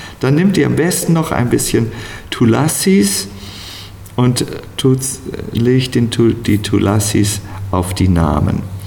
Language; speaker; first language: German; native; German